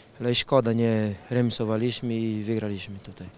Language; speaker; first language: Polish; non-native, learner; Portuguese